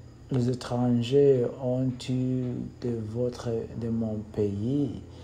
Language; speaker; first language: French; non-native, learner; Kinyarwanda